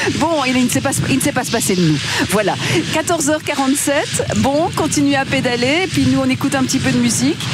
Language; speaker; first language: French; native; French